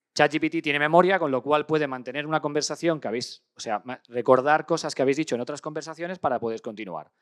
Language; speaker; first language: Spanish; native; Spanish